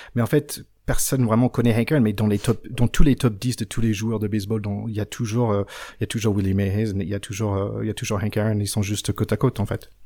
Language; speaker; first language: French; non-native, fluent; English